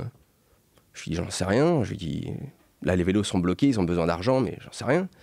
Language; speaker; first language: French; native; French